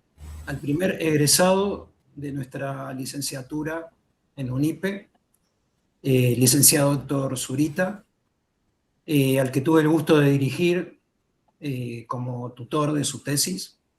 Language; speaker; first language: Spanish; native; Spanish